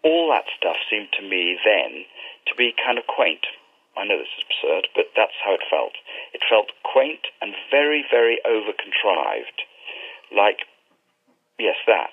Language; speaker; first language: English; native; English